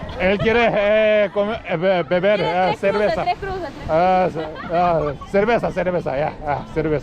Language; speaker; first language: Spanish; non-native, learner; Korean